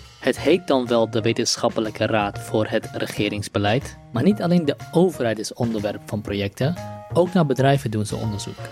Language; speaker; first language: Dutch; native; Dutch